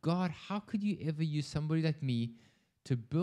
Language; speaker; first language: English; native; English